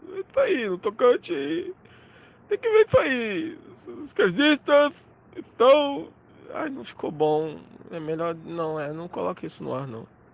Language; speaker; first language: Portuguese; native; Portuguese